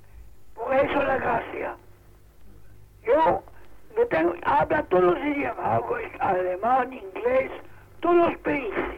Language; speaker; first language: Spanish; non-native, local second language; Catalan